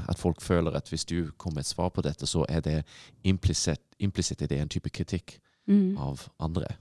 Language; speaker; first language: Norwegian; non-native, fluent; English